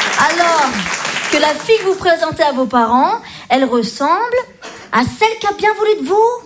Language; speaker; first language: French; native; French